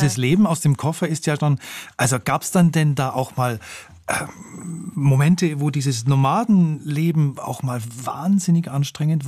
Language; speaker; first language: German; native; German